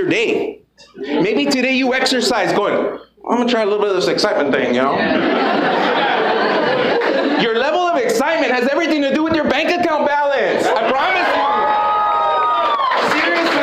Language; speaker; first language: English; native; English